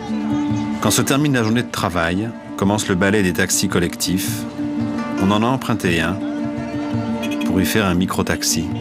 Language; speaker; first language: French; native; French